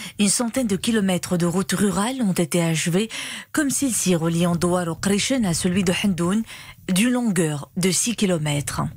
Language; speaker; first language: French; non-native, local second language; Arabic